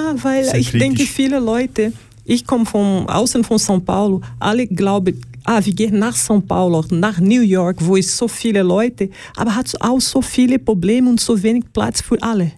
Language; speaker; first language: German; non-native, learner; Portuguese